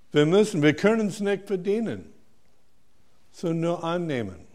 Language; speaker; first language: German; non-native, fluent; English